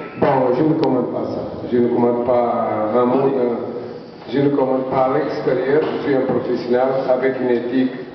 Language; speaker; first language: French; non-native, learner; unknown